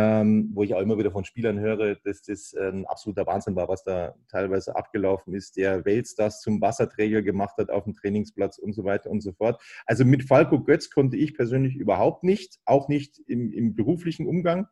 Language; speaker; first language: German; native; German